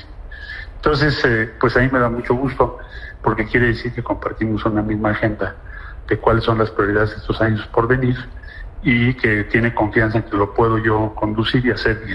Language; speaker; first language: Spanish; native; Spanish